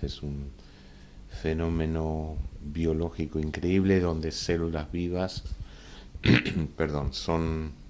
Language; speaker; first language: Spanish; native; Spanish